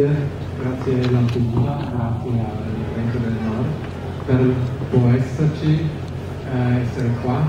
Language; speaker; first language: Italian; non-native, fluent; German